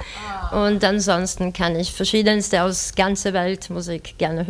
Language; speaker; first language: German; native; German